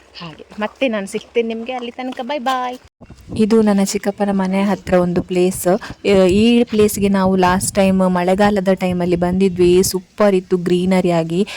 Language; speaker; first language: Kannada; non-native, local second language; Tulu